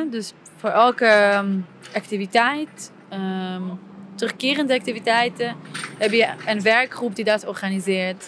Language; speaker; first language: Dutch; non-native, fluent; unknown